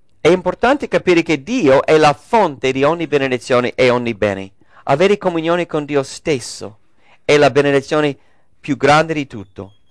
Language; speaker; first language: Italian; early bilingual, heritage; English